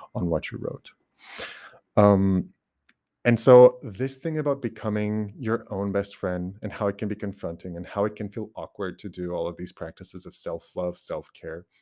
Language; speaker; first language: English; non-native, fluent; Portuguese